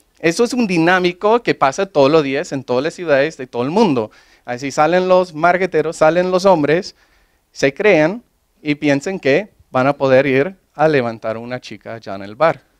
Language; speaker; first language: Spanish; non-native, fluent; English